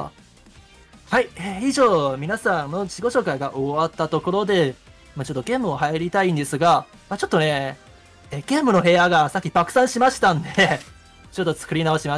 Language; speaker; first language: Japanese; native; Japanese